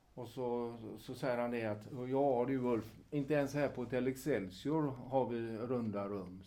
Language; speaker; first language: Swedish; native; Swedish